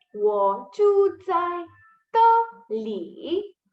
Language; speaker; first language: Chinese; non-native, fluent; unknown